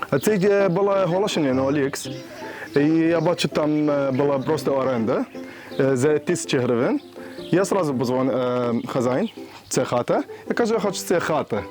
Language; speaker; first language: Ukrainian; non-native, learner; Arabic